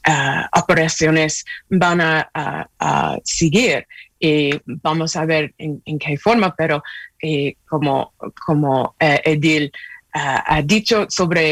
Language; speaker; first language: Spanish; non-native, fluent; English